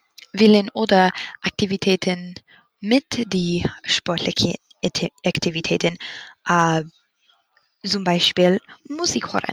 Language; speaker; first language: German; non-native, learner; English